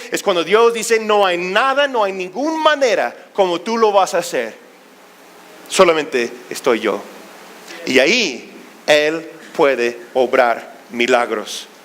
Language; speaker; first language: Spanish; non-native, fluent; English